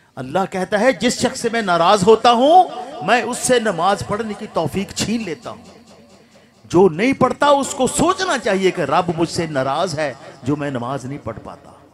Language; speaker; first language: Urdu; non-native, local second language; Punjabi